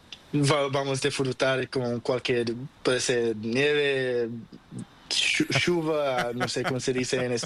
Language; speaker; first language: Spanish; non-native, learner; Portuguese